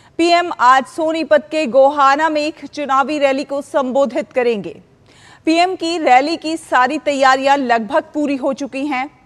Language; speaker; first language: Hindi; native; Hindi